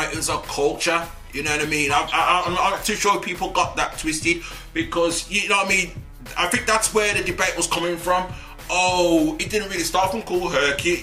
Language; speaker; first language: English; native; English